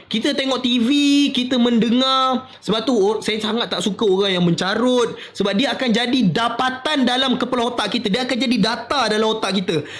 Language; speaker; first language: Malay; native; Malay